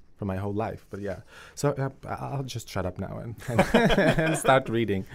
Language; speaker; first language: English; early bilingual, other home language; Finnish